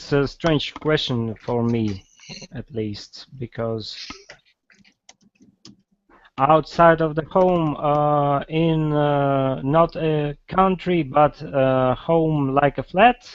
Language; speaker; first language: English; non-native, fluent; Russian